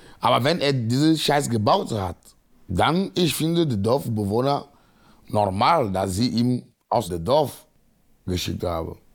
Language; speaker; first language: German; non-native, learner; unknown